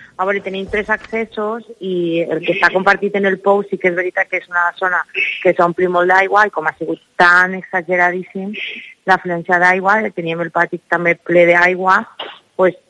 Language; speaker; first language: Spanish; non-native, local second language; Catalan